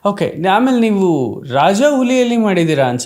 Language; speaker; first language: Kannada; native; Kannada